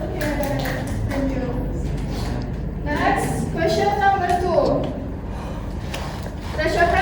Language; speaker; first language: English; non-native, learner; Indonesian